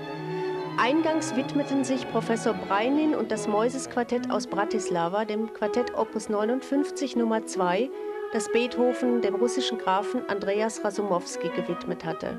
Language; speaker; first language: German; native; German